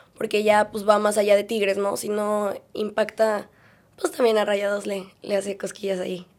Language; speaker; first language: Spanish; native; Spanish